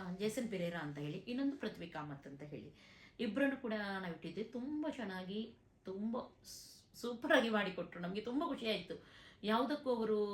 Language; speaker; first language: Kannada; non-native, local second language; Konkani